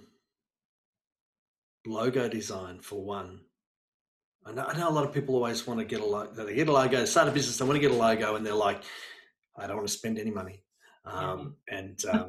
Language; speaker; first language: English; native; English